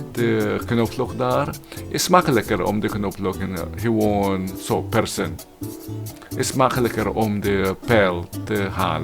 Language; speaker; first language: Dutch; non-native, learner; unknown